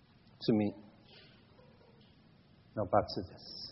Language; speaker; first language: Japanese; non-native, fluent; English